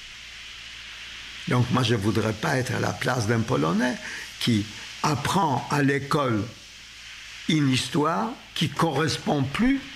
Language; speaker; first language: French; non-native, fluent; Polish